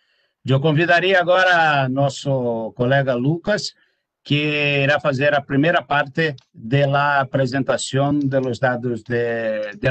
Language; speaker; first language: Spanish; non-native, learner; Portuguese